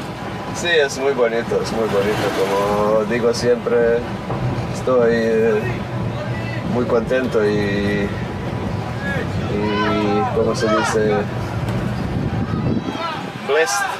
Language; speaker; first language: Spanish; non-native, fluent; Croatian